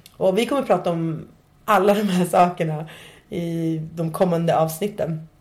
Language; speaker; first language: Swedish; native; Swedish